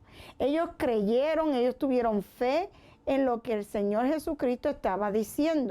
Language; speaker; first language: Spanish; native; Spanish